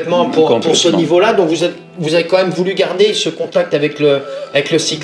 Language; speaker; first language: French; native; French